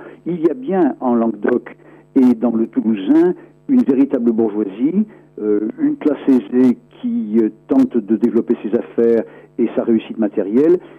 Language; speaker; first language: French; native; French